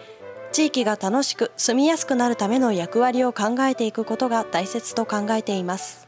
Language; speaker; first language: Japanese; native; Japanese